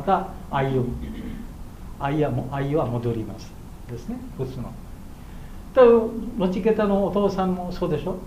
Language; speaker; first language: Japanese; non-native, learner; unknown